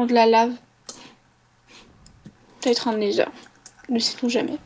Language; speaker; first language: French; native; French